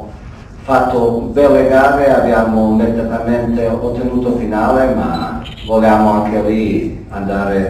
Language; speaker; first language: Italian; non-native, fluent; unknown